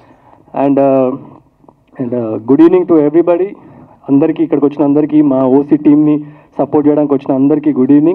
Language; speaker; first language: Telugu; native; Telugu